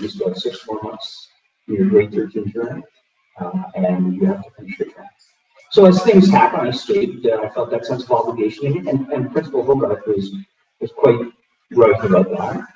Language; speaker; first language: English; native; English